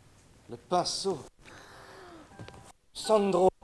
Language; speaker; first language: French; native; French